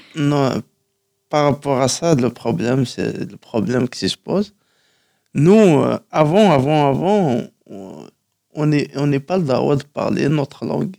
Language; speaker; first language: French; non-native, local second language; Kabyle